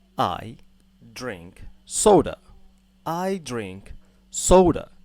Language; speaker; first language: English; non-native, fluent; Arabic